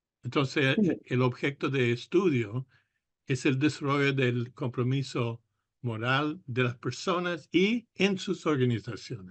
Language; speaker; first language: Spanish; non-native, fluent; English